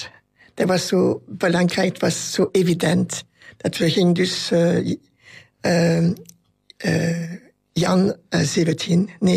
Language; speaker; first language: Dutch; non-native, learner; French